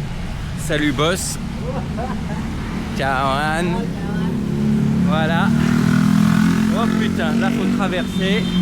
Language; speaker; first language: French; native; French